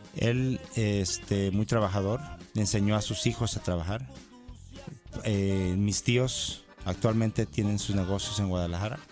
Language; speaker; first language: Spanish; native; Spanish